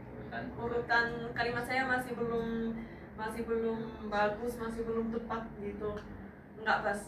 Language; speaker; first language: Indonesian; non-native, fluent; Arabic